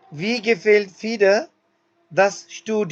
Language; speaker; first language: German; non-native, learner; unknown